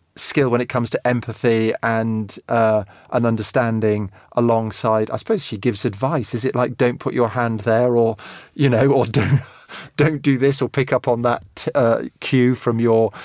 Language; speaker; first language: English; native; English